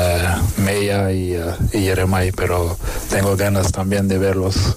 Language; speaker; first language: Spanish; non-native, fluent; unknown